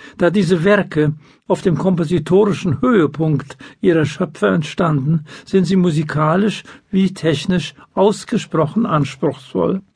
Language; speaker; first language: German; native; German